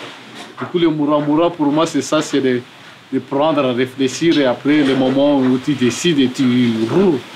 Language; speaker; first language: French; non-native, local second language; Malagasy